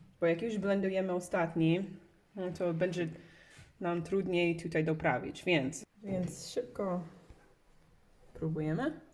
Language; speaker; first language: Polish; non-native, learner; English